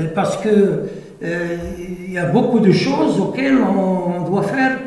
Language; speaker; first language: French; non-native, local second language; Arabic